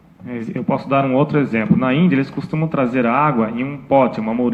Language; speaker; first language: Portuguese; native; Portuguese